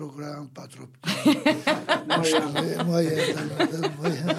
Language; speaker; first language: French; non-native, fluent; Portuguese